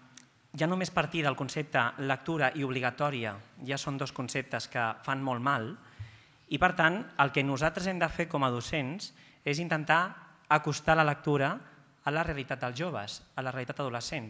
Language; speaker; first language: Catalan; native; Catalan